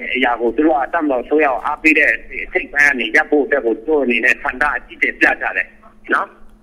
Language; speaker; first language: Burmese; non-native, local second language; Kachin